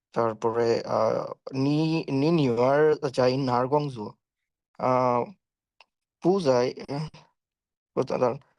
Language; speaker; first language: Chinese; non-native, learner; Bangla